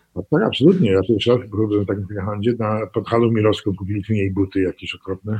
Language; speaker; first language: Polish; early bilingual, heritage; Polish